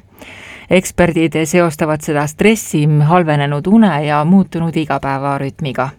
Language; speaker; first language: Estonian; native; Estonian